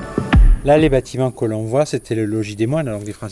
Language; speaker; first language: French; native; French